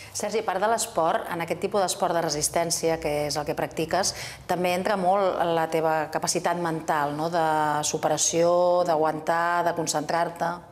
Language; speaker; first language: Catalan; native; Catalan